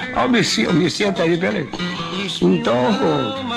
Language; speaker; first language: Portuguese; native; Portuguese